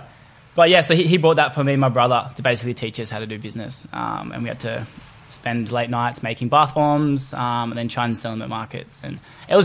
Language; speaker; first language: English; native; English